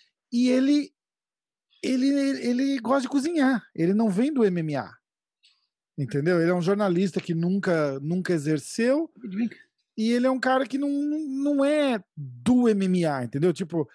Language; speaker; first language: Portuguese; native; Portuguese